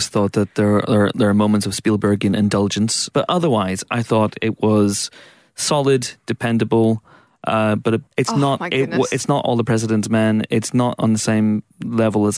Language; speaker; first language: English; native; English